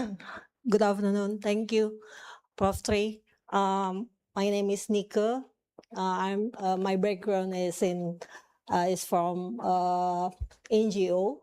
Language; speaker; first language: English; non-native, fluent; Indonesian